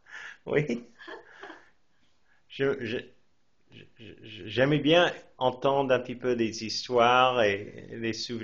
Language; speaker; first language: French; non-native, fluent; English